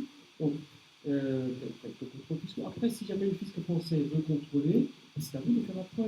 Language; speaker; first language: French; native; French